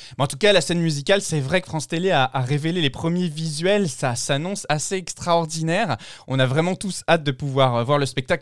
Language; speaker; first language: French; native; French